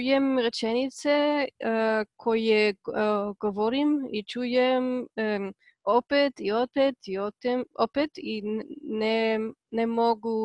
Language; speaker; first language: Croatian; non-native, learner; Polish